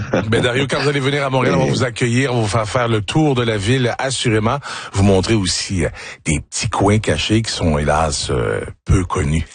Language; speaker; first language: French; native; French